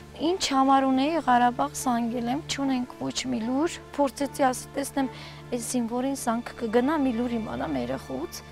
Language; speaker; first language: Armenian; native; Armenian